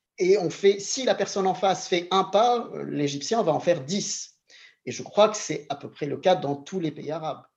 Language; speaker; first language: French; native; French